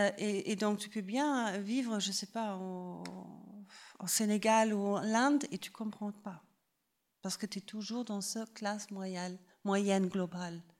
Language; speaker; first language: French; non-native, fluent; German